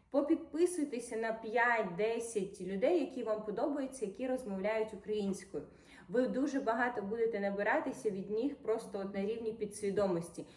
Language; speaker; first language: Ukrainian; non-native, local second language; Russian